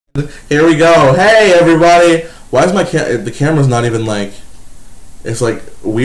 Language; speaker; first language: English; native; English